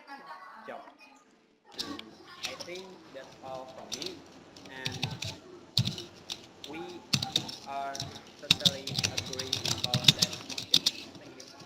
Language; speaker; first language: English; non-native, learner; Indonesian